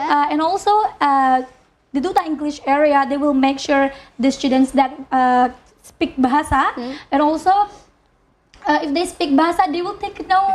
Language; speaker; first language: English; non-native, fluent; Indonesian